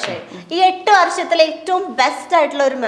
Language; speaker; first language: Malayalam; native; Malayalam